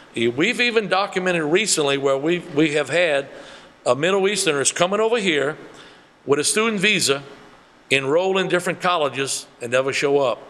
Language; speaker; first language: English; early bilingual, other home language; French